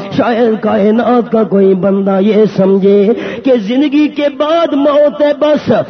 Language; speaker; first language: Urdu; non-native, local second language; Pashto